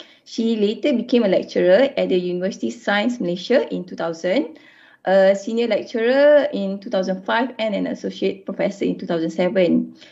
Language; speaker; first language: English; non-native, local second language; Malay